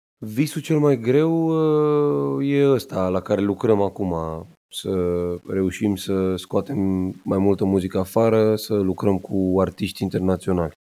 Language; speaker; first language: Romanian; native; Romanian